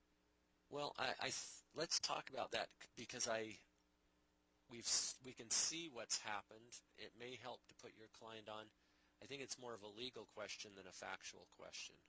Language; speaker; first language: English; native; English